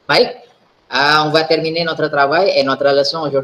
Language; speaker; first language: French; non-native, fluent; Indonesian